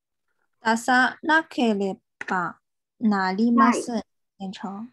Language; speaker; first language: Japanese; non-native, fluent; Chinese